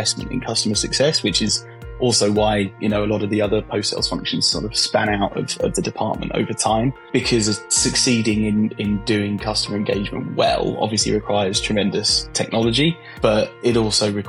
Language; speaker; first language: English; native; English